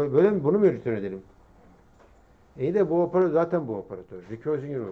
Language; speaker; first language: Turkish; native; Turkish